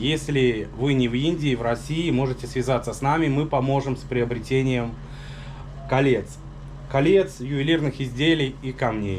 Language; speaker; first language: Russian; native; Russian